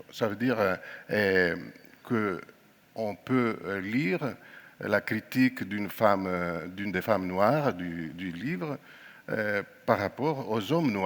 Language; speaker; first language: French; non-native, fluent; Greek